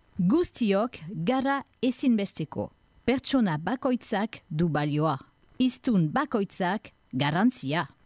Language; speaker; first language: Basque; non-native, local second language; French